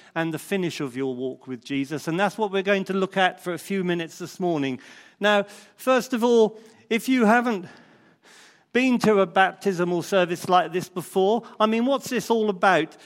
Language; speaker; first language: English; native; English